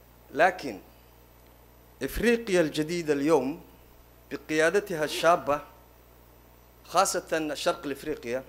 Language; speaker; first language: Arabic; non-native, local second language; Somali